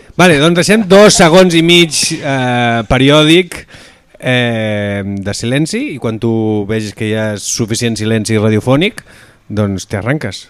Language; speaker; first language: Catalan; native; Catalan